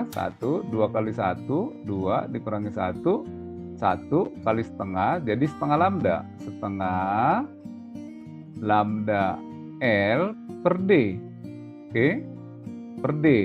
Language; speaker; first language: Indonesian; native; Indonesian